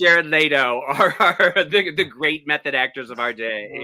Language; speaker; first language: English; native; English